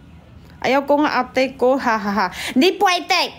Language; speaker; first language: Filipino; non-native, learner; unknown